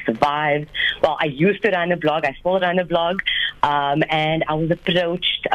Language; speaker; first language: English; native; English